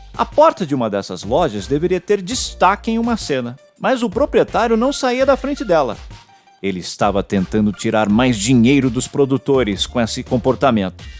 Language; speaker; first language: Portuguese; native; Portuguese